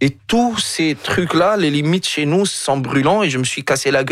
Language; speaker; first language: French; non-native, local second language; Arabic